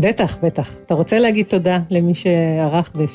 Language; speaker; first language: Hebrew; native; Hebrew